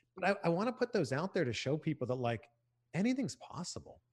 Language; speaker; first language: English; native; English